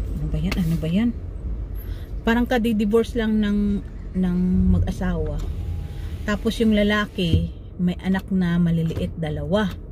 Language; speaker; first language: Filipino; non-native, local second language; Cebuano